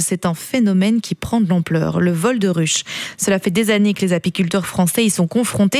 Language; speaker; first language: French; native; French